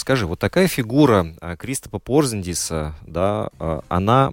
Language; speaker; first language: Russian; native; Russian